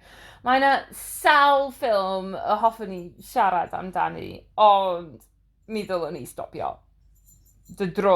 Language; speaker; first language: Welsh; non-native, learner; English